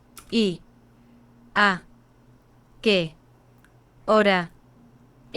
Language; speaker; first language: Spanish; non-native, learner; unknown